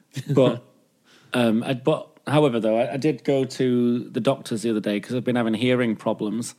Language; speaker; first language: English; native; English